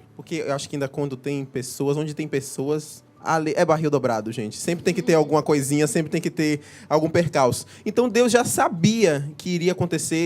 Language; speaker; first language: Portuguese; native; Portuguese